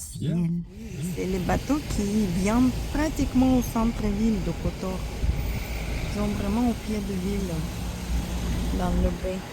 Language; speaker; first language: French; non-native, fluent; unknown